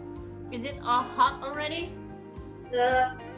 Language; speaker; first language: English; non-native, learner; Indonesian